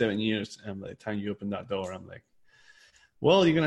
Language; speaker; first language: English; non-native, fluent; Spanish